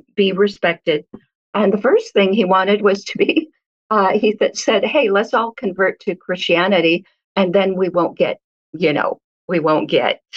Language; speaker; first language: English; early bilingual, other home language; Hebrew